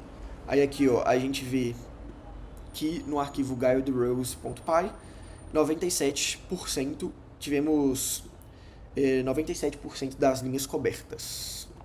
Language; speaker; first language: Portuguese; native; Portuguese